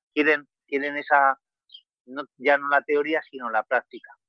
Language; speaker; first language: Spanish; native; Spanish